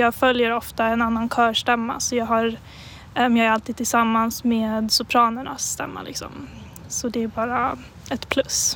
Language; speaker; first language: Swedish; native; Swedish